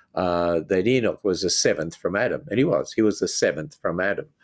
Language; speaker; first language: English; native; English